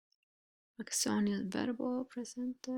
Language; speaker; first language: Spanish; non-native, fluent; English